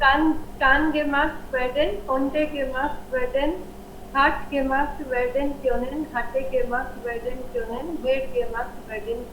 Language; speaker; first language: German; non-native, learner; Hindi